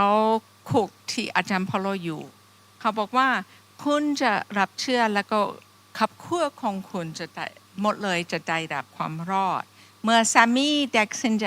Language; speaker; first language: Thai; non-native, fluent; English